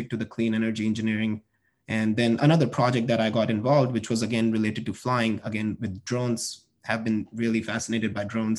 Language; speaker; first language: English; non-native, local second language; Hindi